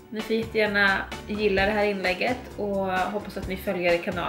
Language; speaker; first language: Swedish; native; Swedish